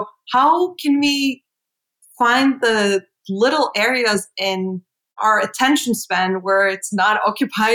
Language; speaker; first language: English; non-native, fluent; Turkish